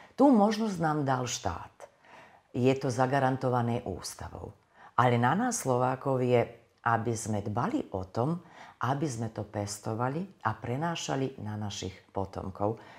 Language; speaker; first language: Slovak; native; Slovak